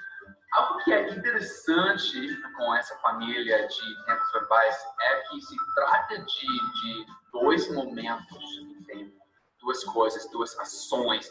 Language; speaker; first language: Portuguese; non-native, fluent; English